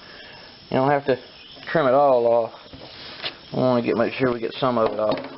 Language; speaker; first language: English; native; English